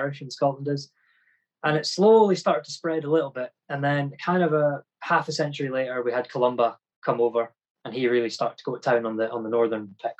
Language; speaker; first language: English; native; English